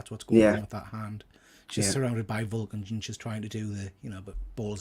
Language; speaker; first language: English; native; English